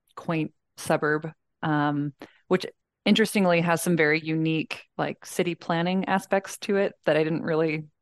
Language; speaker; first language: English; native; English